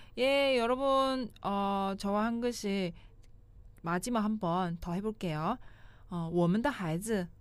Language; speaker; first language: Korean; non-native, fluent; Chinese